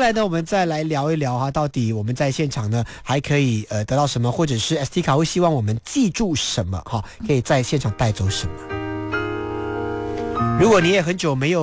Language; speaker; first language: Chinese; native; Chinese